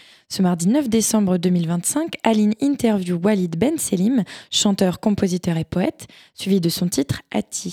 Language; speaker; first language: French; native; French